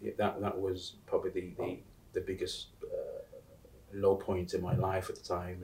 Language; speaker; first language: English; native; English